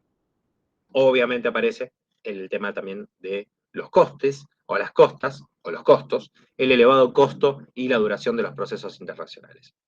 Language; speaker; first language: Spanish; native; Spanish